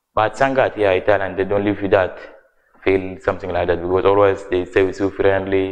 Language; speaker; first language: English; non-native, learner; Arabic